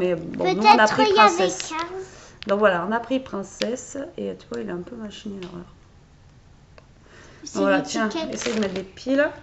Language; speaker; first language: French; native; French